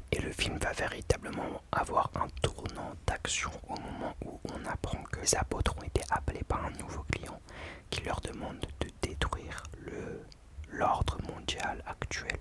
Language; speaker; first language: French; native; French